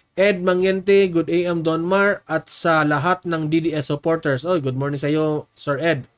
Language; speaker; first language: Filipino; non-native, local second language; Cebuano